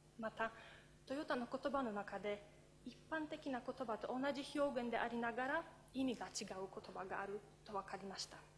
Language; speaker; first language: Japanese; non-native, fluent; Polish